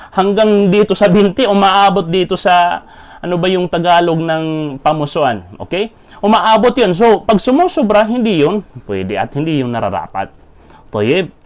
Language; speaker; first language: Filipino; non-native, local second language; Maranao